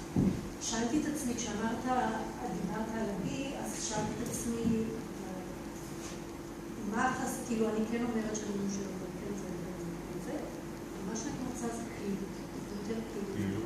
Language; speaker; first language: Hebrew; native; Hebrew